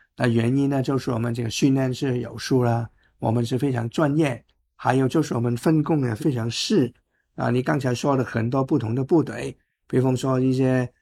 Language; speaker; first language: Chinese; non-native, fluent; Cantonese